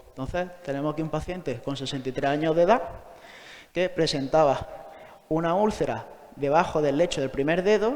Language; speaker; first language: Spanish; native; Spanish